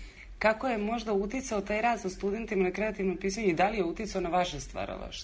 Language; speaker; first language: Serbian; native; Serbian